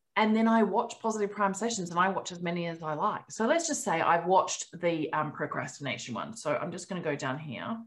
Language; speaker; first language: English; native; English